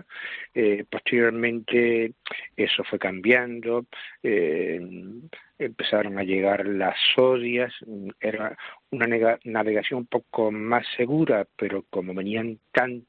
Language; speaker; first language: Spanish; native; Spanish